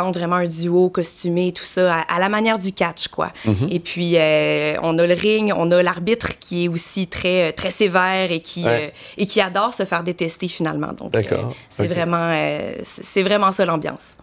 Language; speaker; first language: French; native; French